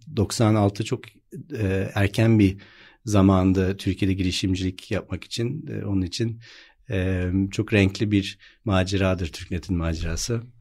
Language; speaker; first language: Turkish; early bilingual, heritage; Turkish